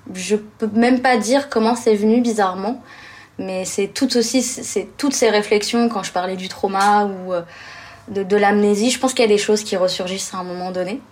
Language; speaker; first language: French; early bilingual, other home language; Arabic